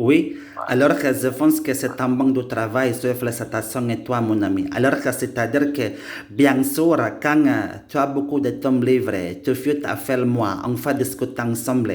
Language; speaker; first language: French; non-native, learner; Indonesian